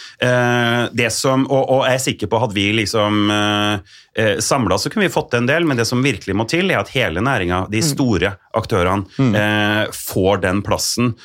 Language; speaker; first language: Norwegian; native; Norwegian